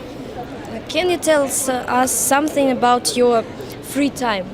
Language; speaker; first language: English; non-native, learner; Russian